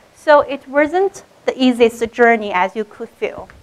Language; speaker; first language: English; non-native, fluent; Chinese